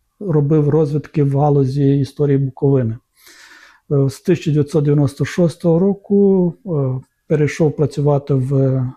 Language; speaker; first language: Ukrainian; non-native, local second language; Romanian